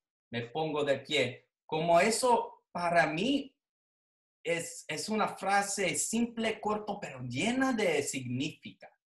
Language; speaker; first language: Spanish; non-native, fluent; English